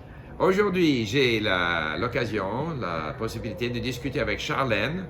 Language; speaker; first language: French; non-native, fluent; English